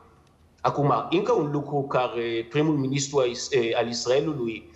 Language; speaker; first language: Romanian; non-native, learner; Hebrew